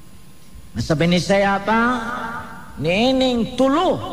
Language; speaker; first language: Cebuano; native; Cebuano